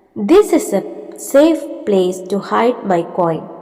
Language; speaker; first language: English; non-native, local second language; Malayalam